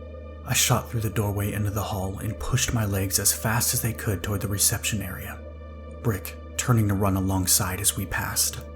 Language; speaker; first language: English; native; English